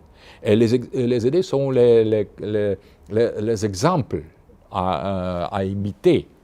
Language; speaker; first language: French; non-native, fluent; Russian